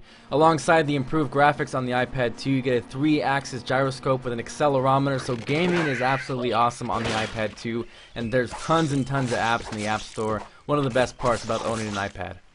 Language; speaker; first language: English; native; English